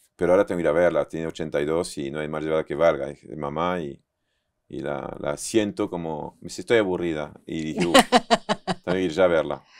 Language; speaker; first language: Spanish; non-native, fluent; French